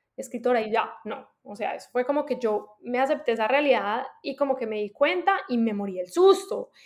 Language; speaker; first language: Spanish; native; Spanish